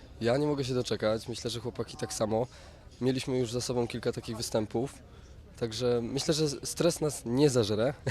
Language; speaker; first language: Polish; native; Polish